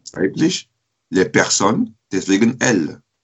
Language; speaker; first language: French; non-native, fluent; German